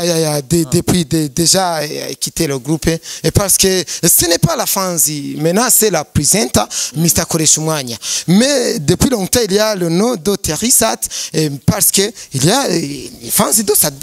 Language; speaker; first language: French; non-native, learner; Rundi